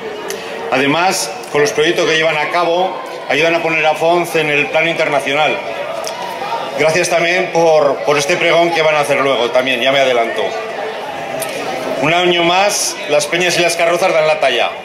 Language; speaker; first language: Spanish; native; Spanish